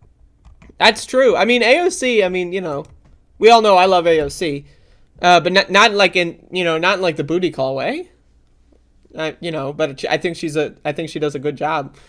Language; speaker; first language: English; native; English